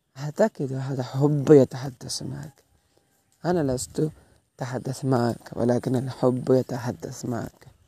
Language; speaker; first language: Arabic; non-native, learner; Malayalam